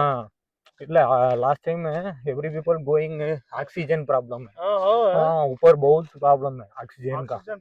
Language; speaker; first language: Hindi; non-native, local second language; Tamil